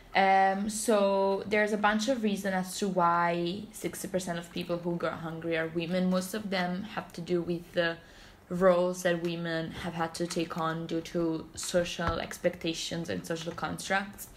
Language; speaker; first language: English; non-native, fluent; Italian